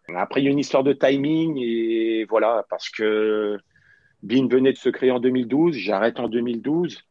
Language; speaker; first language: French; native; French